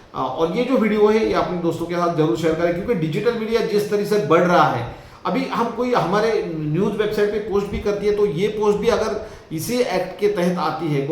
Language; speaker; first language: Hindi; non-native, local second language; Marathi